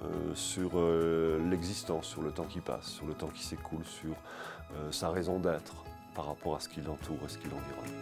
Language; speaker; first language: French; native; French